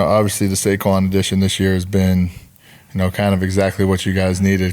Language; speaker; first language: English; native; English